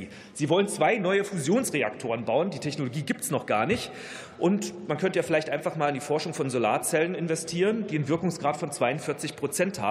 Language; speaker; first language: German; native; German